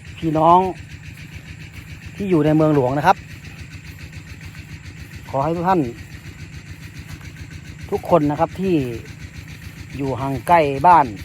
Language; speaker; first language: Thai; native; Thai